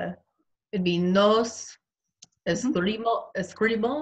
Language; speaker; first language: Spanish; non-native, learner; English